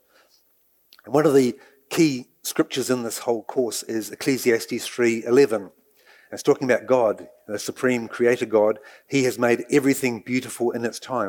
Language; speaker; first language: English; native; English